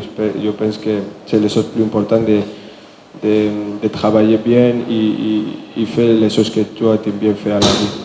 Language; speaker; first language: French; non-native, fluent; Spanish